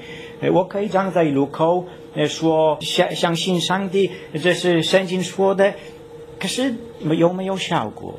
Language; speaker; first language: Chinese; non-native, learner; Polish